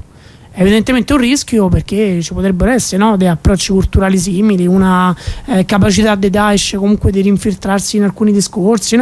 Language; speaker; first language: Italian; native; Italian